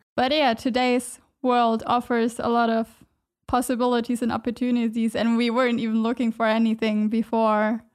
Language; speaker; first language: English; non-native, fluent; German